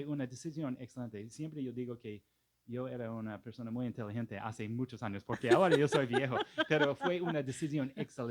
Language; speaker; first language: Spanish; non-native, fluent; English